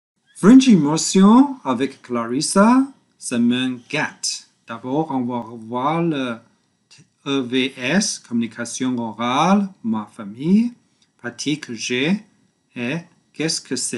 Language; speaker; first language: French; non-native, learner; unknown